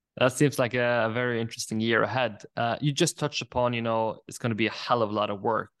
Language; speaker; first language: English; non-native, fluent; Norwegian